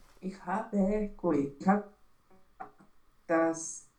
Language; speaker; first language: German; non-native, learner; Romanian